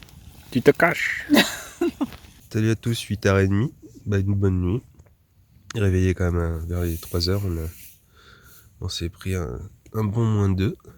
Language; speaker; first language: French; native; French